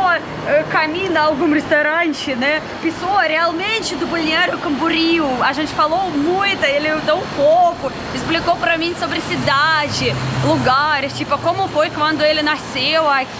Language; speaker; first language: Portuguese; non-native, learner; Russian